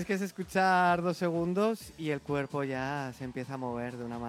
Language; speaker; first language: Spanish; native; Spanish